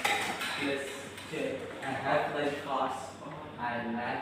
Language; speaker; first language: English; non-native, learner; Indonesian